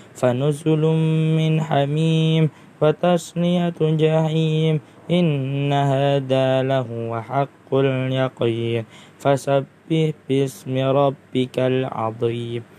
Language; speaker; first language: Arabic; non-native, learner; Indonesian